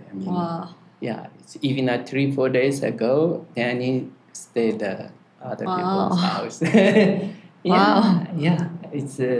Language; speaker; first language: English; non-native, learner; Tibetan